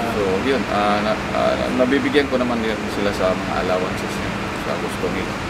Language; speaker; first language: Filipino; native; Filipino